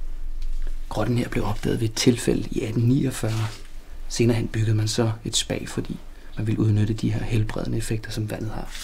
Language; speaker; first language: Danish; native; Danish